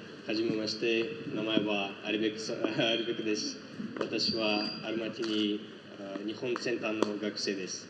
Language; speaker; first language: Japanese; non-native, learner; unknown